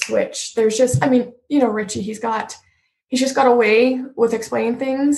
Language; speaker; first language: English; native; English